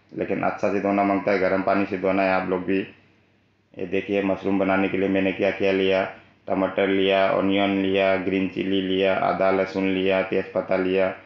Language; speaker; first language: Hindi; non-native, local second language; Manipuri